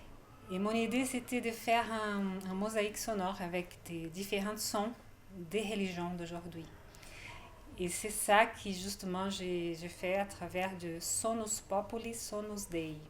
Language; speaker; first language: French; non-native, fluent; Portuguese